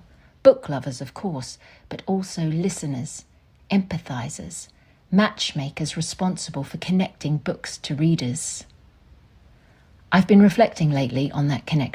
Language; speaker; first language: English; native; English